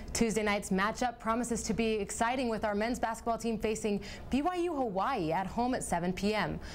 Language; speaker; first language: English; native; English